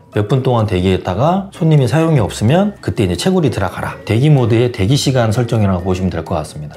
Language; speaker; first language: Korean; native; Korean